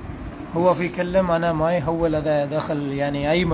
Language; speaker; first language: Arabic; non-native, learner; Urdu